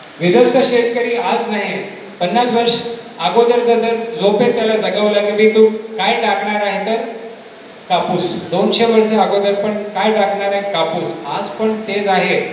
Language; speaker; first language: Marathi; non-native, local second language; Hindi